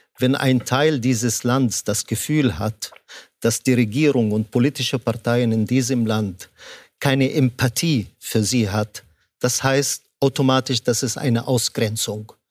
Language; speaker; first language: German; non-native, fluent; Arabic